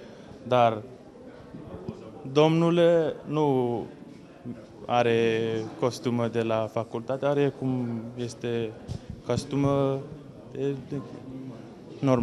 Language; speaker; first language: Romanian; non-native, learner; Turkmen